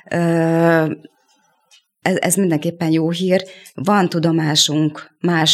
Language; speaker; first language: Hungarian; native; Hungarian